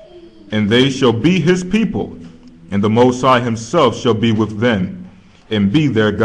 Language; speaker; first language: English; native; English